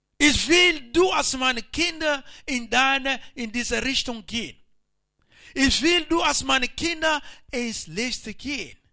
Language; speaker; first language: German; non-native, learner; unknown